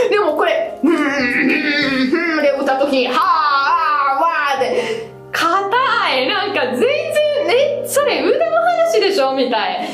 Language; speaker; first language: Japanese; non-native, fluent; Italian